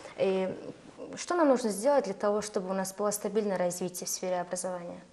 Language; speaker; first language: Russian; non-native, fluent; Mongolian